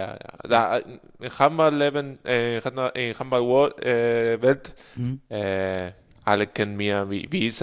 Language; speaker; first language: German; non-native, learner; Spanish